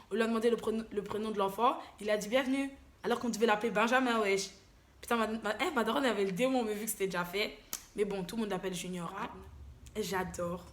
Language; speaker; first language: French; early bilingual, other home language; Lingala